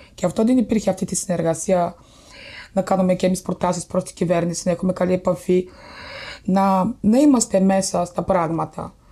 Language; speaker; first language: Greek; non-native, fluent; Bulgarian